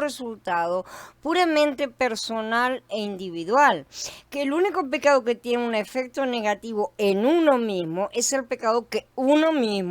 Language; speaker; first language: Spanish; native; Spanish